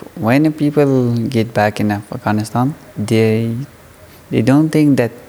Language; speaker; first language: English; non-native, learner; Persian